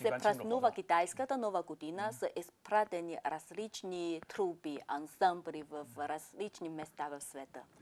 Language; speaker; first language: Bulgarian; non-native, fluent; Chinese